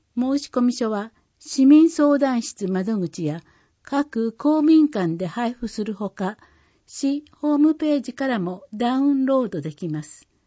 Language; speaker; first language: Japanese; native; Japanese